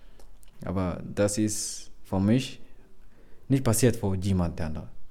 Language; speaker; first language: German; non-native, learner; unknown